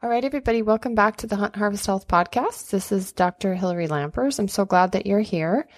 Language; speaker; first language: English; native; English